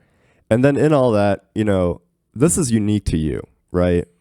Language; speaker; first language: English; native; English